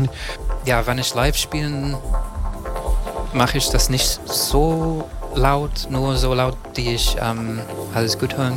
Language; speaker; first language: German; non-native, fluent; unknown